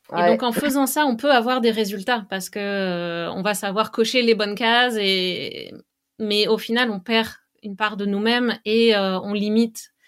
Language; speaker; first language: French; native; French